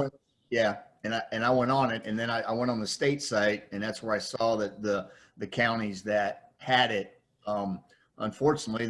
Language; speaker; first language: English; native; English